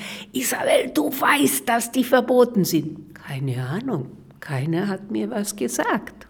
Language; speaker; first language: German; non-native, fluent; Spanish